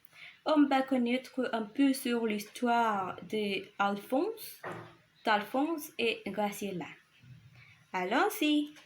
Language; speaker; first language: French; non-native, learner; Spanish